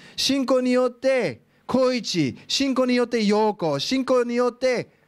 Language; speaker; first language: Japanese; non-native, fluent; English